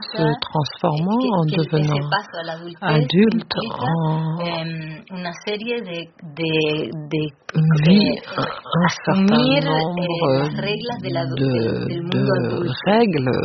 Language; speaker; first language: French; non-native, fluent; Spanish